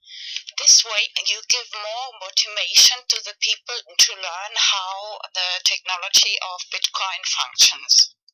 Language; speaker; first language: English; non-native, fluent; Spanish